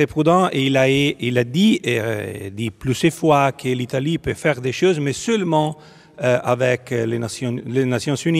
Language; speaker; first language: French; non-native, fluent; Italian